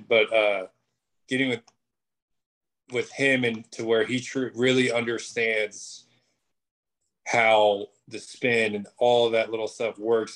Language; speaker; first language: English; native; English